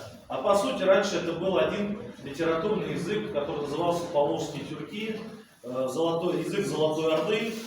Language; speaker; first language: Russian; native; Russian